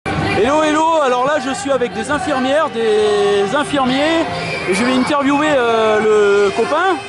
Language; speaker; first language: French; native; French